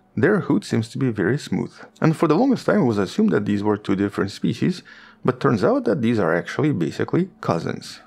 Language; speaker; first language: English; non-native, fluent; Russian